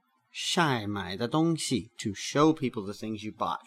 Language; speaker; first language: English; native; English